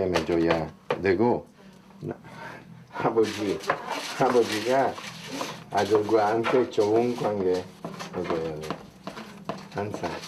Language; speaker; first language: Korean; non-native, learner; Italian